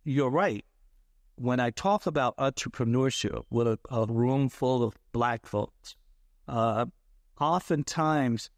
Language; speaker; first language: English; native; English